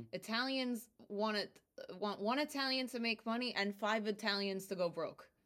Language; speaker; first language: English; early bilingual, other home language; Italian